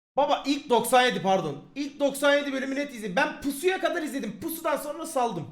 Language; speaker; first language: Turkish; native; Turkish